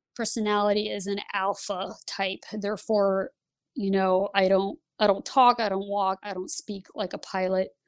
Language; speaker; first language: English; early bilingual, other home language; Lithuanian